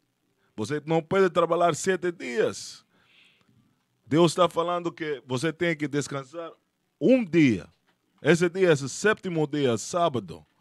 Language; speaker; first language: Portuguese; non-native, fluent; Spanish